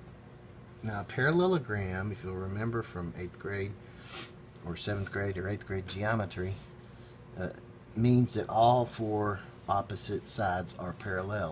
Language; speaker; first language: English; native; English